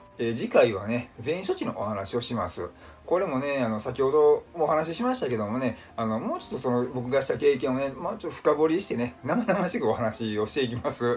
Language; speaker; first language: Japanese; native; Japanese